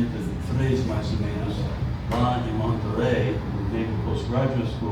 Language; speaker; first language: Portuguese; non-native, fluent; English